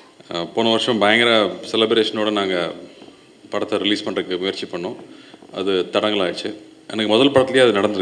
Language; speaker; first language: Tamil; native; Tamil